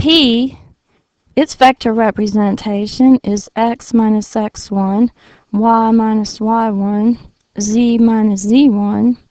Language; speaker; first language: English; native; English